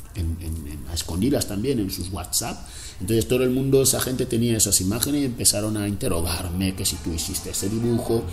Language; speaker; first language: Spanish; non-native, local second language; Fang